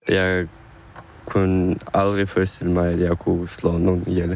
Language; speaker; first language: Danish; non-native, fluent; Ukrainian